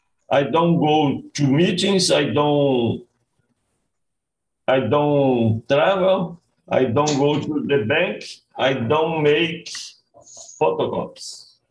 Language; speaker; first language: English; non-native, learner; Portuguese